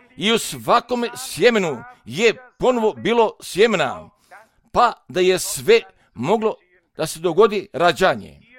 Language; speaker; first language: Croatian; non-native, fluent; German